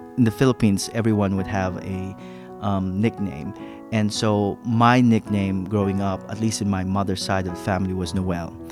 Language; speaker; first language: English; non-native, local second language; Filipino